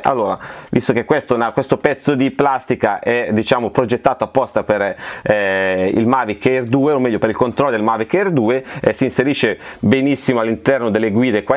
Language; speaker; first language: Italian; native; Italian